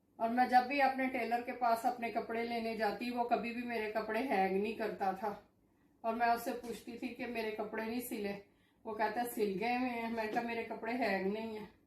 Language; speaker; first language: Urdu; native; Urdu